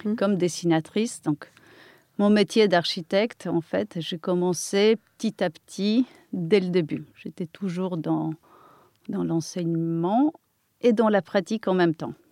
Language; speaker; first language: French; non-native, fluent; Polish